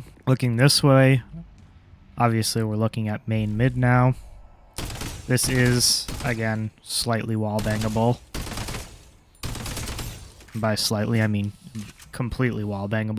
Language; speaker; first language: English; native; English